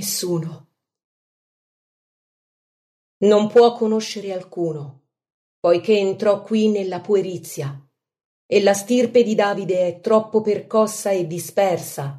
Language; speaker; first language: Italian; native; Italian